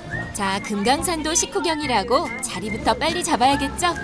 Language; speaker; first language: Korean; native; Korean